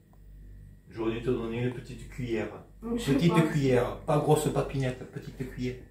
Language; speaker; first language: French; native; French